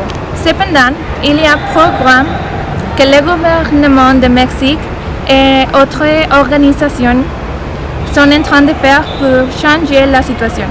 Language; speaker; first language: French; non-native, learner; Spanish